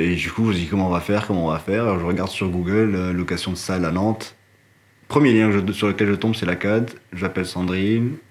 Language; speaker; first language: French; non-native, local second language; Arabic